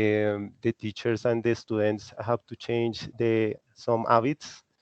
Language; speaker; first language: English; non-native, learner; Spanish